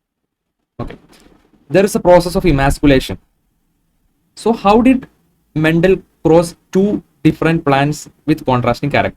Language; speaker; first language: English; non-native, local second language; Malayalam